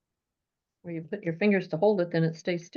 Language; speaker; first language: English; native; English